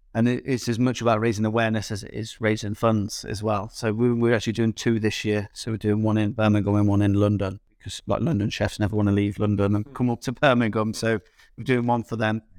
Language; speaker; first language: English; native; English